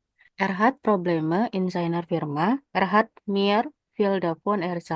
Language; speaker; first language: German; non-native, learner; Indonesian